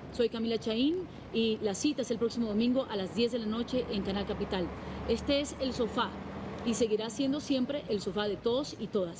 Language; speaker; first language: Spanish; native; Spanish